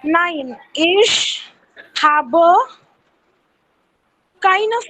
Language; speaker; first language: German; non-native, learner; Marathi